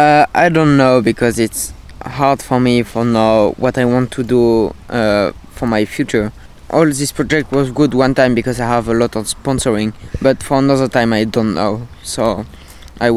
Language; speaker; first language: English; non-native, learner; French